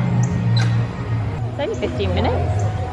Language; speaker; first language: English; native; English